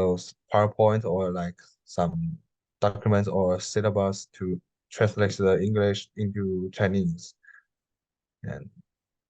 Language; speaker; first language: English; non-native, learner; Chinese